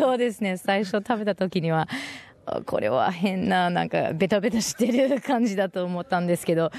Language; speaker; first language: Japanese; non-native, fluent; English